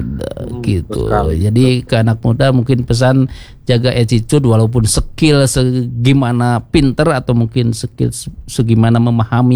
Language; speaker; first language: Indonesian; non-native, local second language; Sundanese